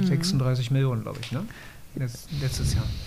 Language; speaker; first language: German; native; German